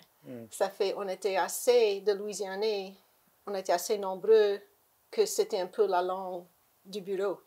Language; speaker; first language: French; native; French